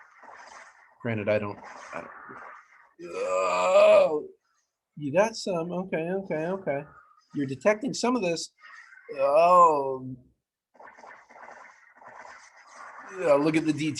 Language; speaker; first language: English; native; English